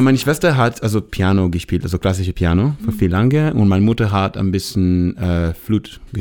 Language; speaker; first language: German; non-native, learner; Hebrew